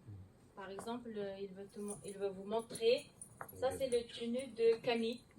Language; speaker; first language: French; non-native, learner; Mongolian